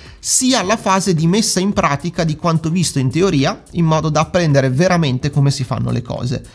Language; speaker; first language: Italian; native; Italian